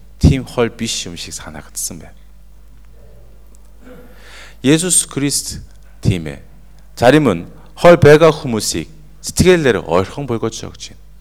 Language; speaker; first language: Mongolian; non-native, fluent; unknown